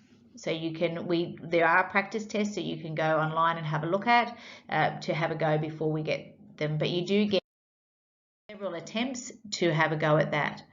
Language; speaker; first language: English; native; English